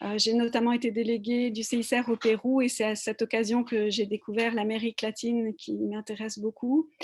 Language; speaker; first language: French; native; French